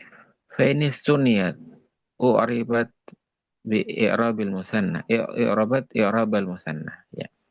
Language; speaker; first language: Arabic; non-native, fluent; Indonesian